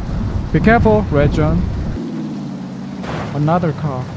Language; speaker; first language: English; non-native, learner; Korean